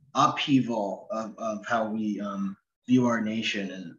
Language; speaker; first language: English; native; English